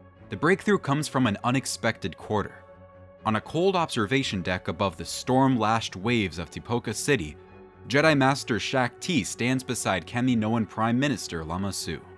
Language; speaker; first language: English; native; English